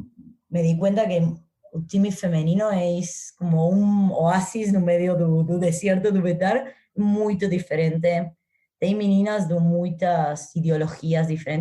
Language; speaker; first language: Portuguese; non-native, learner; Spanish